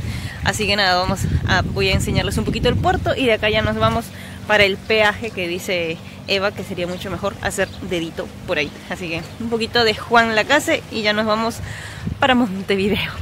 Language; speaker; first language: Spanish; native; Spanish